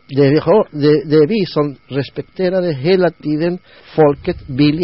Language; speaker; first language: Swedish; non-native, learner; Spanish